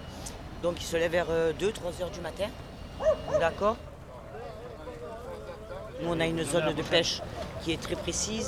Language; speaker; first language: French; native; French